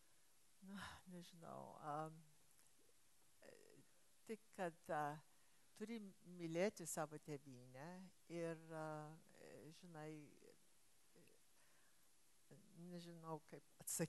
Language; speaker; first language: Lithuanian; early bilingual, heritage; English